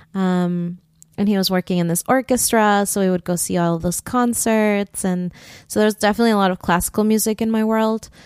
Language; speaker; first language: English; early bilingual, other home language; Spanish